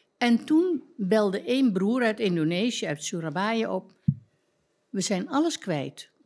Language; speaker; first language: Dutch; native; Dutch